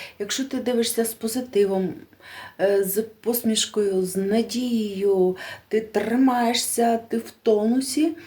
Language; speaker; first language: Ukrainian; native; Ukrainian